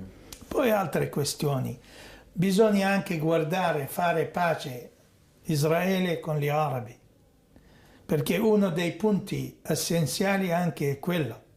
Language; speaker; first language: Italian; non-native, fluent; Arabic